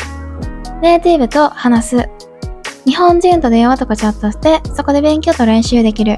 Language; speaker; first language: Japanese; non-native, learner; Indonesian